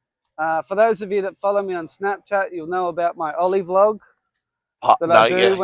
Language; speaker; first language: English; native; English